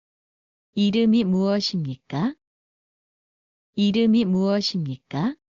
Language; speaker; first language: Korean; non-native, learner; Bangla